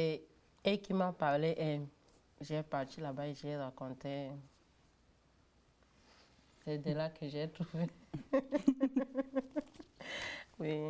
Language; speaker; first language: French; non-native, learner; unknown